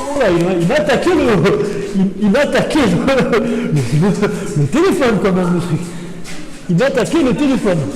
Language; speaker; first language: French; native; French